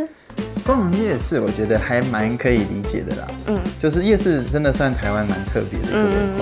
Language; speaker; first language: Chinese; native; Chinese